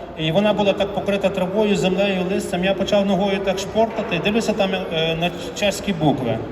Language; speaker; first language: Ukrainian; native; Ukrainian